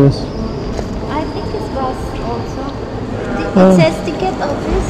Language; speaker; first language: English; non-native, fluent; Spanish